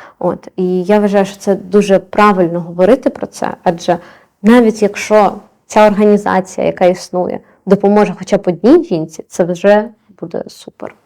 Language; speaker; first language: Ukrainian; native; Ukrainian